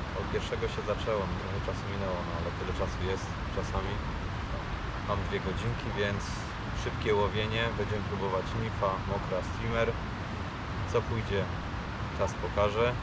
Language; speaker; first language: Polish; native; Polish